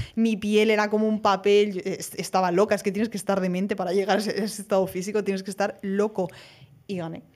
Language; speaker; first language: Spanish; native; Spanish